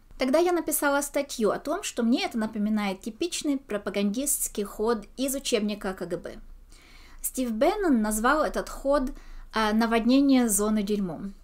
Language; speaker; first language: Russian; early bilingual, heritage; Russian